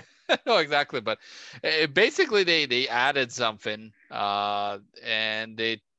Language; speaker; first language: English; non-native, fluent; Norwegian